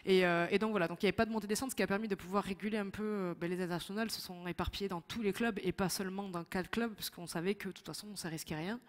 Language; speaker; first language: French; native; French